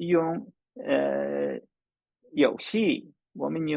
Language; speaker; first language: Chinese; non-native, fluent; English